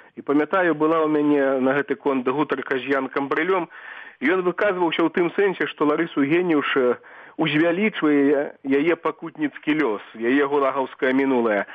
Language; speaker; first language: Belarusian; native; Belarusian